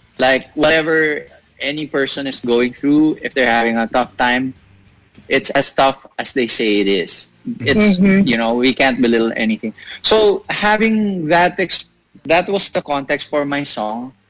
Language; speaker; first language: English; non-native, local second language; Filipino